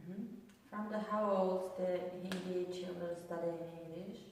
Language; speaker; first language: English; non-native, learner; Korean